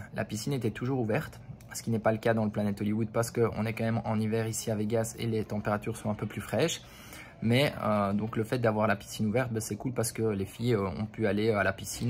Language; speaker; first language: French; native; French